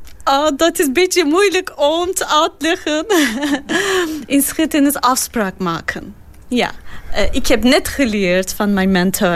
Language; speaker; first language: Dutch; non-native, learner; Turkish